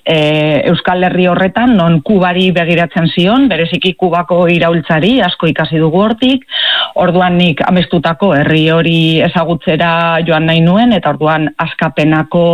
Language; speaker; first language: Basque; native; Basque